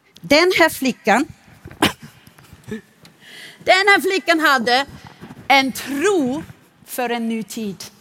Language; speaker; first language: Swedish; non-native, fluent; German